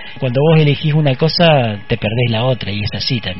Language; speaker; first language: Spanish; native; Spanish